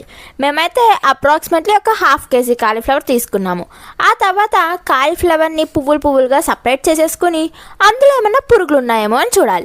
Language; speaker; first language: Telugu; native; Telugu